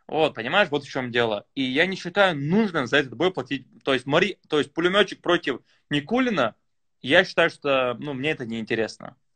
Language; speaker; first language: Russian; native; Russian